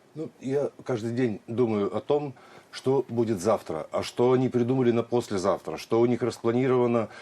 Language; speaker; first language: Russian; native; Russian